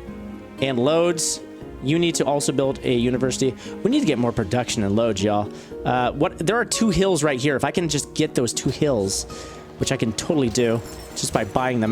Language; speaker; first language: English; native; English